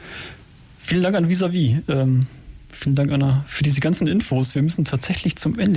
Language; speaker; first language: German; native; German